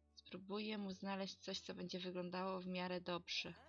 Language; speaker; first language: Polish; native; Polish